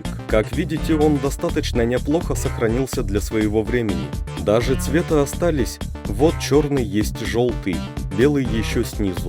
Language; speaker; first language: Russian; native; Russian